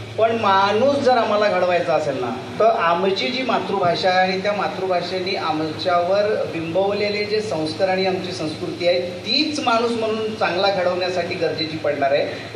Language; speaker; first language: Marathi; non-native, local second language; Hindi